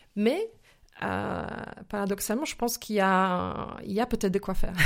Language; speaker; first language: French; non-native, fluent; Slovak